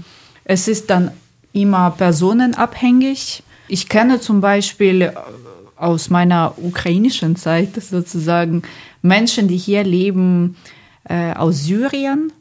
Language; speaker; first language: German; non-native, fluent; Ukrainian